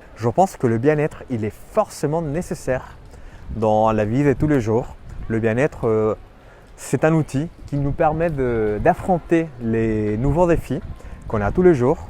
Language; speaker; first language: French; non-native, fluent; Spanish